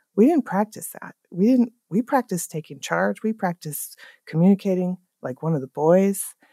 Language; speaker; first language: English; native; English